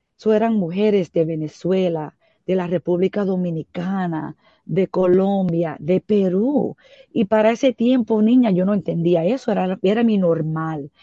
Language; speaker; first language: Spanish; early bilingual, heritage; Spanish